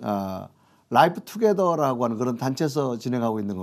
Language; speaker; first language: Korean; native; Korean